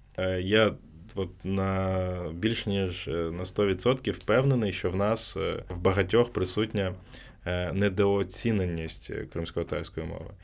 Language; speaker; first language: Ukrainian; non-native, local second language; Crimean Tatar